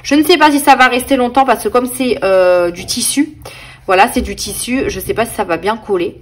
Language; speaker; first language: French; native; French